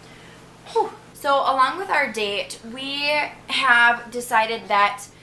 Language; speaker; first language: English; native; English